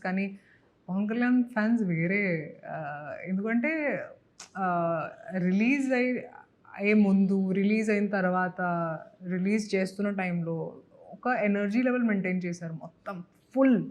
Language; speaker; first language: Telugu; non-native, local second language; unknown